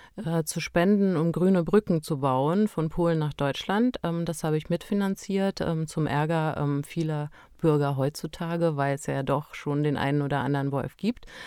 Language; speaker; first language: German; early bilingual, other home language; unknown